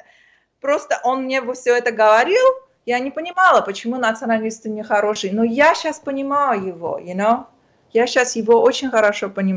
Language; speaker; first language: Russian; early bilingual, other home language; Armenian